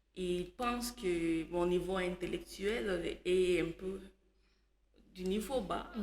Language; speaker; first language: French; non-native, local second language; Swahili